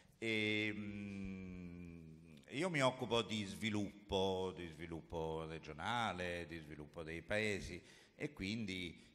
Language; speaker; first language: Italian; native; Italian